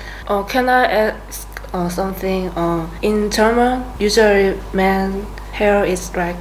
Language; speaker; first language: English; non-native, learner; Korean